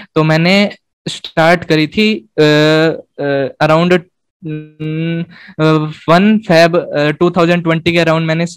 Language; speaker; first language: Hindi; native; Hindi